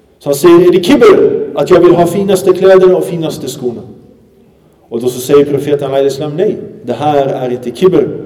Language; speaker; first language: Swedish; early bilingual, other home language; Arabic